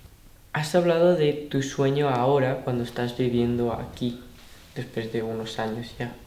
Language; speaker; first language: Spanish; non-native, local second language; Catalan